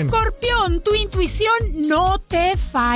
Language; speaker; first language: Spanish; native; Spanish